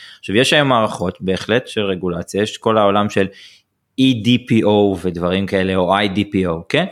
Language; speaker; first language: Hebrew; native; Hebrew